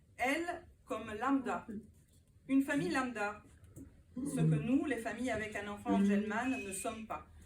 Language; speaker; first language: French; non-native, fluent; Italian